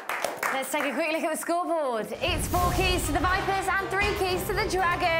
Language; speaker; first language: English; native; English